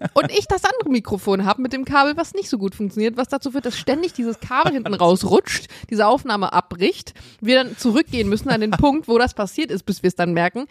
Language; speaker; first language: German; early bilingual, other home language; Vietnamese